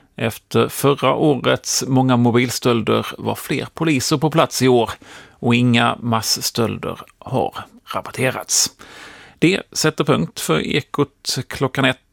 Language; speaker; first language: Swedish; native; Swedish